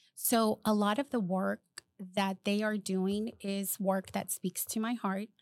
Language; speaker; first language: English; early bilingual, other home language; Spanish